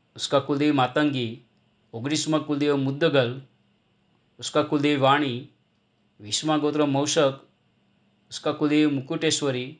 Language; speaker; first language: Hindi; non-native, local second language; Gujarati